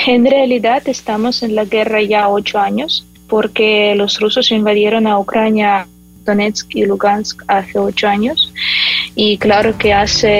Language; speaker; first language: Spanish; non-native, fluent; Ukrainian